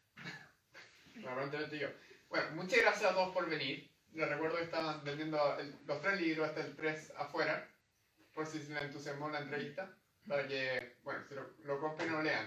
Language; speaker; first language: Spanish; native; Spanish